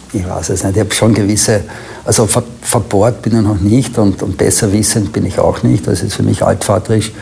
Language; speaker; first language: German; native; German